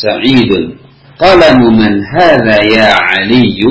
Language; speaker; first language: Arabic; non-native, fluent; Indonesian